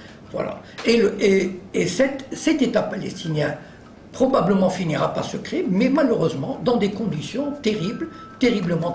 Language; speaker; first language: French; native; French